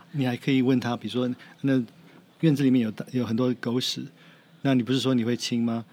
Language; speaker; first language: Chinese; non-native, fluent; English